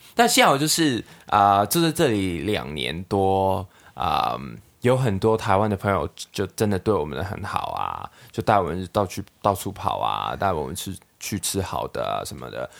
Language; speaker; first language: Chinese; non-native, local second language; Cantonese